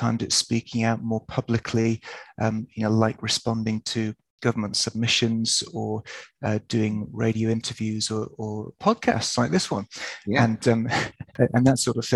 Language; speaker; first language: English; native; English